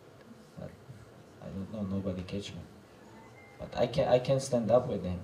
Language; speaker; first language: English; non-native, learner; Russian